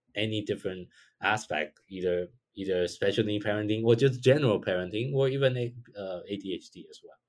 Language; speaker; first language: English; non-native, fluent; Chinese